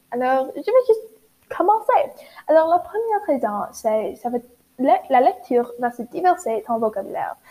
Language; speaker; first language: French; non-native, learner; English